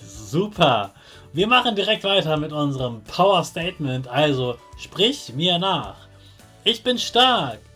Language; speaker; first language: German; native; German